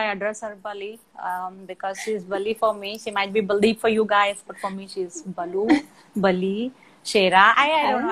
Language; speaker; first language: English; non-native, local second language; Marathi